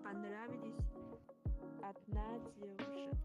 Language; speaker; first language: Russian; non-native, learner; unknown